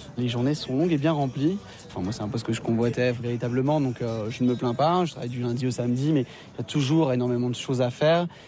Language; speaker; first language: French; native; French